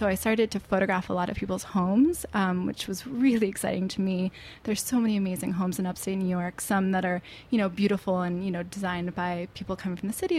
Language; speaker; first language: English; native; English